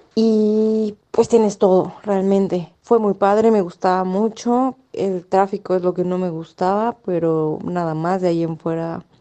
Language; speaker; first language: Spanish; native; Spanish